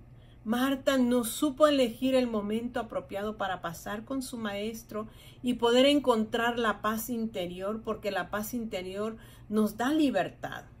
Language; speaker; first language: Spanish; native; Spanish